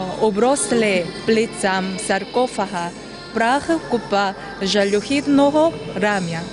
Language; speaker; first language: Ukrainian; native; Ukrainian